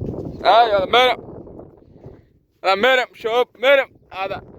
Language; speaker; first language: Arabic; non-native, learner; Sindhi